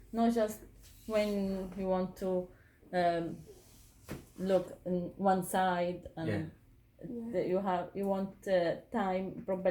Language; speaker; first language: English; non-native, learner; Arabic